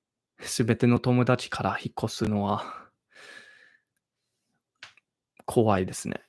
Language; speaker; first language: Japanese; non-native, learner; English